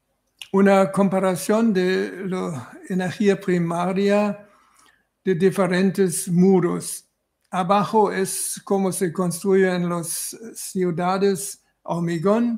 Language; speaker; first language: Spanish; non-native, fluent; German